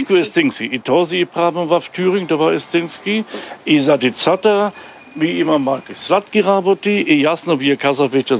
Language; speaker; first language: Bulgarian; non-native, learner; German